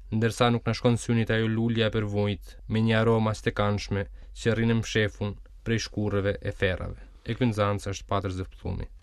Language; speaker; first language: Albanian; native; Albanian